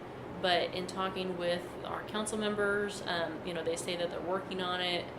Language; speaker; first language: English; native; English